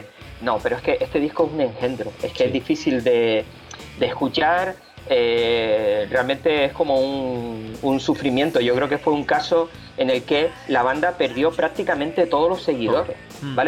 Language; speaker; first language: Spanish; native; Spanish